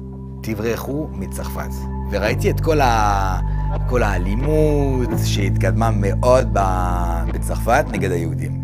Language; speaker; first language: Hebrew; non-native, fluent; French